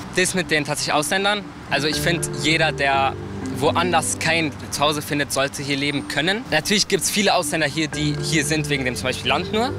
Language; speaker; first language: German; early bilingual, other home language; Arabic